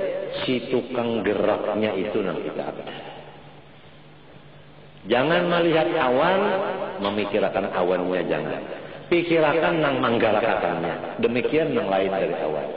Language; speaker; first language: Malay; non-native, local second language; Banjar